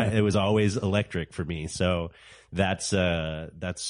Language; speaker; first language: English; native; English